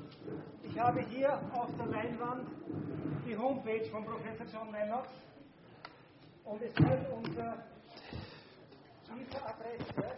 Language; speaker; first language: German; native; German